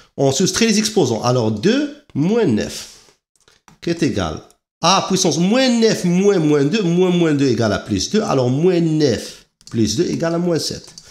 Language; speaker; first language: French; non-native, local second language; Arabic